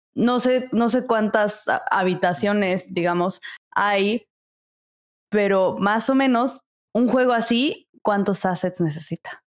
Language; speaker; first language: Spanish; native; Spanish